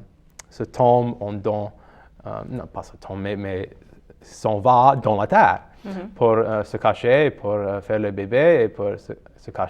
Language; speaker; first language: French; non-native, local second language; English